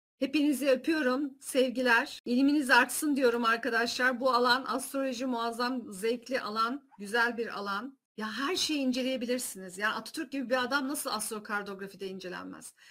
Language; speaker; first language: Turkish; early bilingual, heritage; Turkish